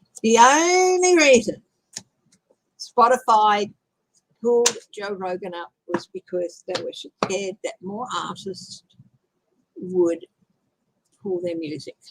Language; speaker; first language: English; native; English